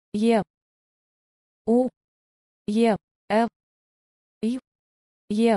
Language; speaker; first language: Ukrainian; non-native, learner; Filipino